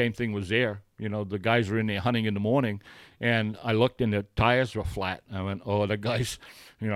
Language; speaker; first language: English; native; English